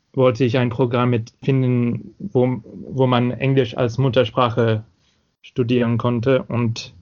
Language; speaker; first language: German; non-native, fluent; English